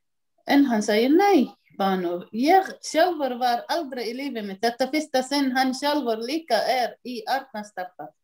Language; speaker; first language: Icelandic; non-native, learner; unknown